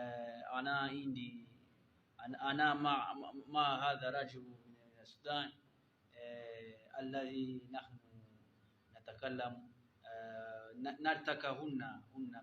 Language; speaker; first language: Arabic; non-native, learner; Kinyarwanda